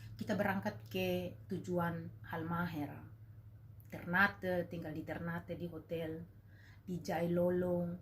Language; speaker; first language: Indonesian; native; Indonesian